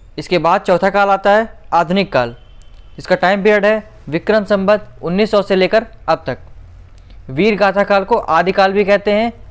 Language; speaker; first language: Hindi; native; Hindi